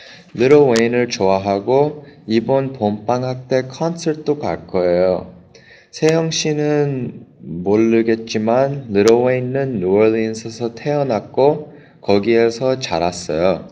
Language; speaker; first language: Korean; non-native, learner; English